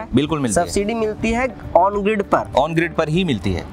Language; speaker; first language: Hindi; native; Hindi